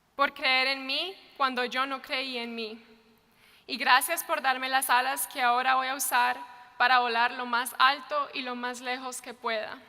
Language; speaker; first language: Spanish; early bilingual, other home language; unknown